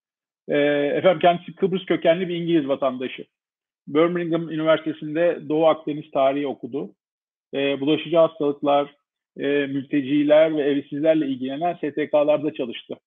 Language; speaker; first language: Turkish; native; Turkish